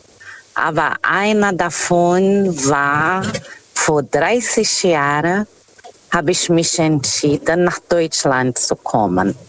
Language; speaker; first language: German; non-native, fluent; Portuguese